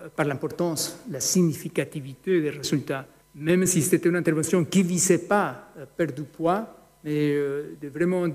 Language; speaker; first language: French; non-native, fluent; Spanish